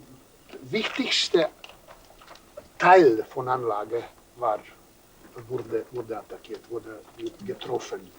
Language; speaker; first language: German; non-native, fluent; Serbian